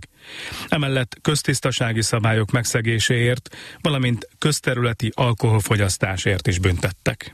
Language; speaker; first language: Hungarian; native; Hungarian